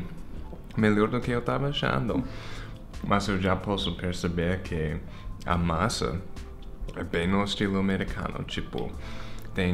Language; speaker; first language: Portuguese; non-native, fluent; English